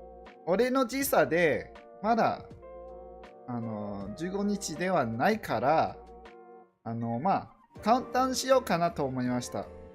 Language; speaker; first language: Japanese; non-native, learner; English